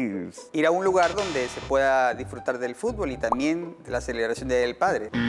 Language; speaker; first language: Spanish; native; Spanish